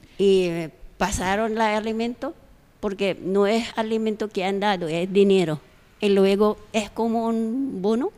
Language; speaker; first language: Spanish; non-native, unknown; Filipino